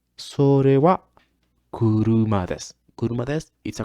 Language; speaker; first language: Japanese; non-native, learner; Spanish